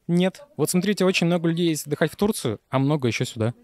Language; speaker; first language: Russian; native; Russian